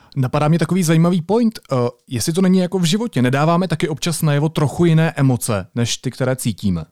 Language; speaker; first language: Czech; native; Czech